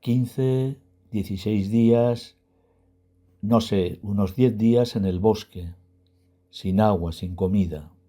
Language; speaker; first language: Spanish; non-native, learner; Berber languages